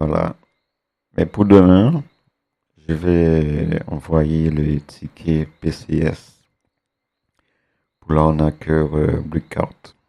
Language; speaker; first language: French; native; French